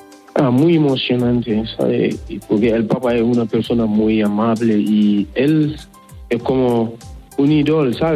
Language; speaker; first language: Spanish; non-native, learner; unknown